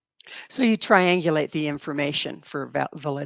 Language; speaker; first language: English; native; English